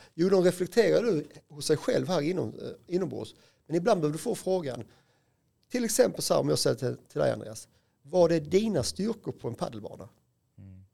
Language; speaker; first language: Swedish; native; Swedish